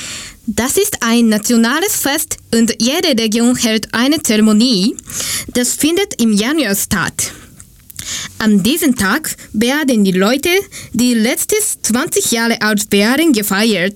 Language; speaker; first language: German; non-native, learner; Japanese